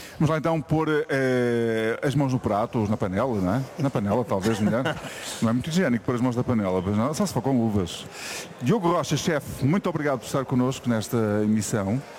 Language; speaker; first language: Portuguese; native; Portuguese